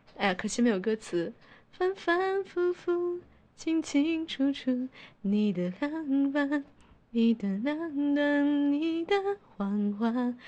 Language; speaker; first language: Chinese; native; Chinese